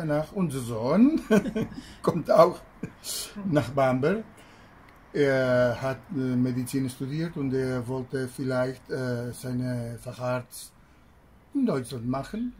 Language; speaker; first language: German; non-native, learner; Spanish